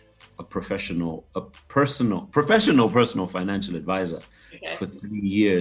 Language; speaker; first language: English; non-native, local second language; Nyanja